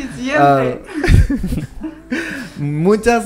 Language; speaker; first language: Spanish; non-native, learner; English